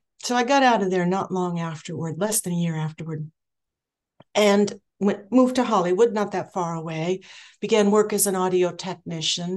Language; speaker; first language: English; native; English